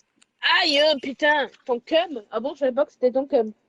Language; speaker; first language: French; native; French